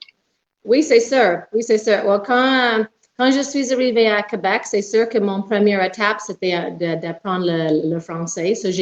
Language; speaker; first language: French; non-native, local second language; English